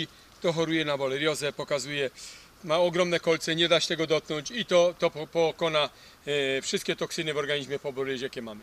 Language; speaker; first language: Polish; native; Polish